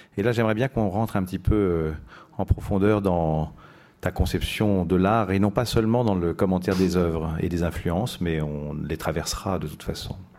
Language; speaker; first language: French; native; French